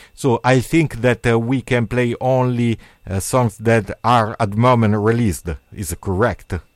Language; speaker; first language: English; non-native, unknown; Italian